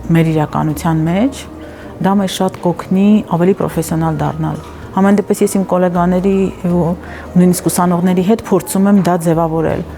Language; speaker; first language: Armenian; native; Armenian